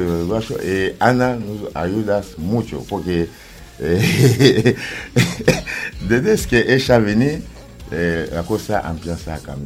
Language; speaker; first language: Spanish; non-native, learner; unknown